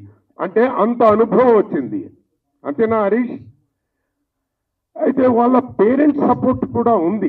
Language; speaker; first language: Telugu; native; Telugu